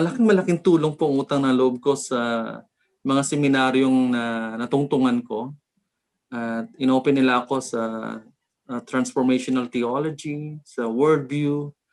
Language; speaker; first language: Filipino; native; Filipino